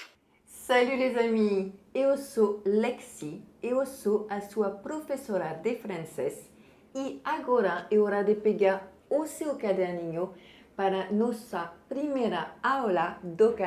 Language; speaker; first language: Portuguese; non-native, fluent; French